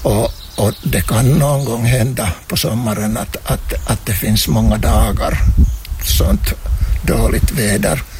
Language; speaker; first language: Swedish; non-native, local second language; Finnish